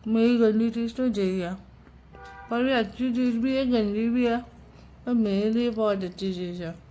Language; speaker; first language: Hindi; non-native, local second language; Bangla